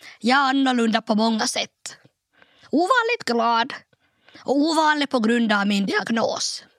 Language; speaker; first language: Swedish; native; Swedish